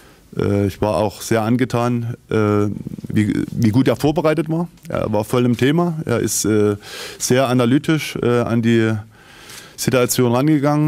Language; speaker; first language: German; native; German